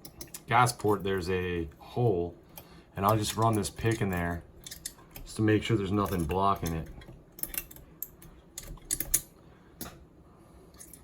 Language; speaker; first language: English; native; English